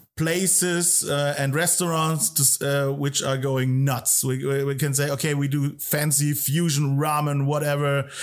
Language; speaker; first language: English; non-native, fluent; German